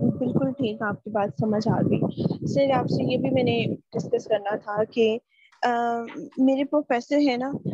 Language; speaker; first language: Urdu; native; Urdu